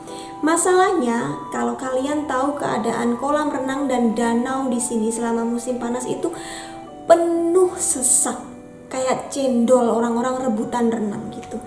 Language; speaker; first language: Indonesian; native; Indonesian